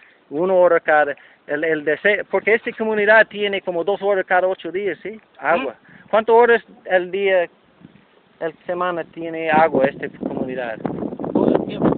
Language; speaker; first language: Spanish; non-native, learner; English